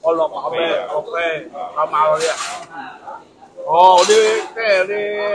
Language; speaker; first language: Cantonese; native; Cantonese